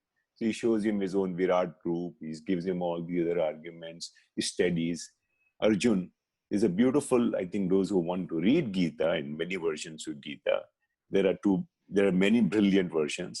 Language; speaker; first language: English; non-native, local second language; Hindi